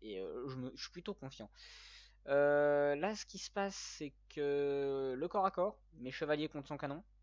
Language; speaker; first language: French; native; French